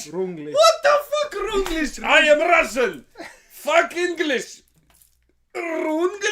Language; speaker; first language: English; non-native, learner; Russian